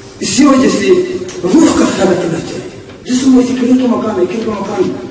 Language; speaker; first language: Urdu; non-native, local second language; Pashto